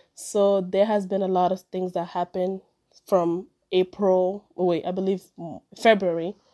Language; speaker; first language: English; early bilingual, other home language; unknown